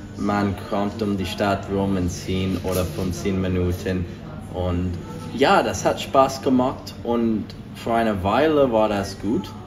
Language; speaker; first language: German; non-native, fluent; English